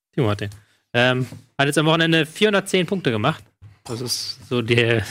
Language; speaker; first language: German; native; German